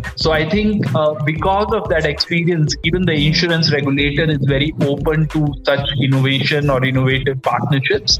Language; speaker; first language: English; non-native, local second language; Hindi